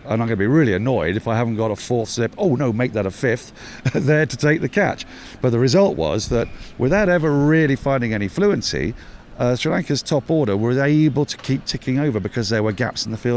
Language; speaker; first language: English; native; English